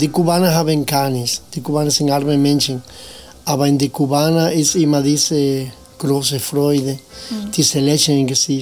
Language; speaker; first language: German; non-native, fluent; Spanish